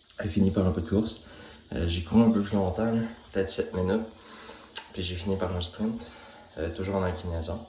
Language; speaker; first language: French; native; French